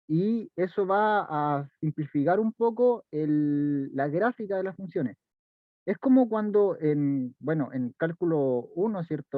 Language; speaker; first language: Spanish; native; Spanish